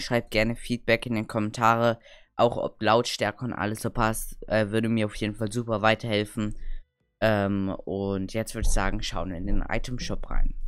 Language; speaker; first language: German; native; German